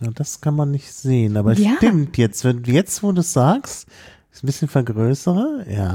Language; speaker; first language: German; native; German